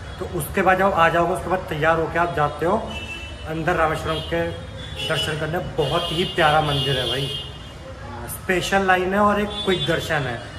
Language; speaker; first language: Hindi; native; Hindi